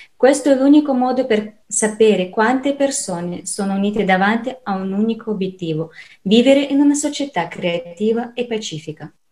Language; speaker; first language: Italian; non-native, fluent; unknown